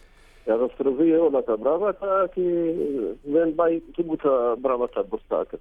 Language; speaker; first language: Greek; non-native, learner; Arabic